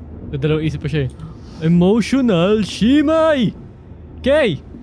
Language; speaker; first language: Filipino; native; Filipino